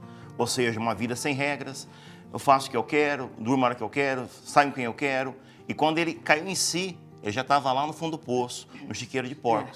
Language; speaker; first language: Portuguese; native; Portuguese